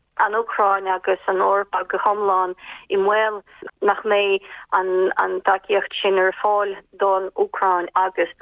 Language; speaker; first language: Irish; non-native, fluent; Ukrainian